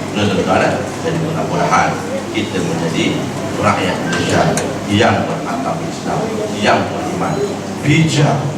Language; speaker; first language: Malay; native; Malay